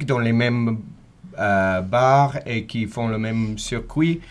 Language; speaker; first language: French; non-native, fluent; English